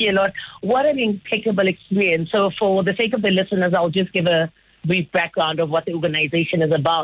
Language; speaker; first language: English; non-native, local second language; Northern Sotho